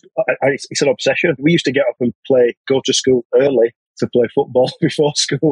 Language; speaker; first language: English; native; English